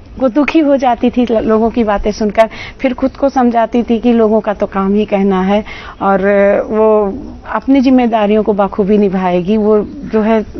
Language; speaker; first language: Hindi; native; Hindi